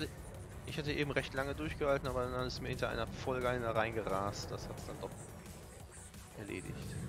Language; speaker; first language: German; native; German